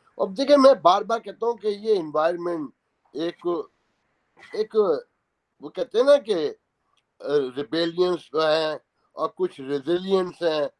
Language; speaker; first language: Urdu; native; Urdu